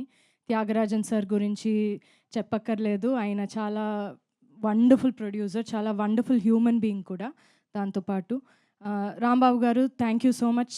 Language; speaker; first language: Telugu; non-native, fluent; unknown